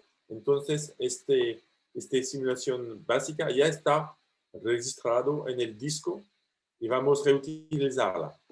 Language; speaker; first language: Spanish; non-native, fluent; French